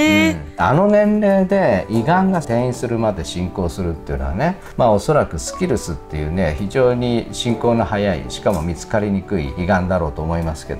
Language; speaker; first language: Japanese; native; Japanese